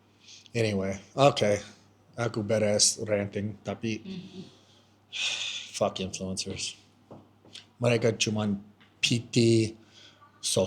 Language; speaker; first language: Indonesian; non-native, fluent; English